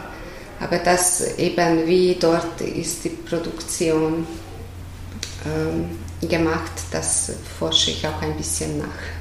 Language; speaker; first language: German; non-native, fluent; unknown